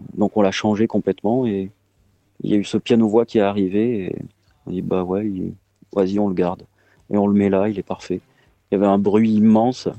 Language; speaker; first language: French; native; French